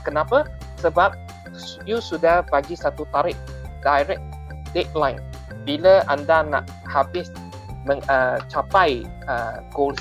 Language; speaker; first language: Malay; non-native, local second language; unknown